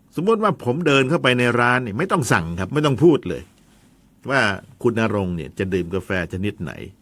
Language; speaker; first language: Thai; native; Thai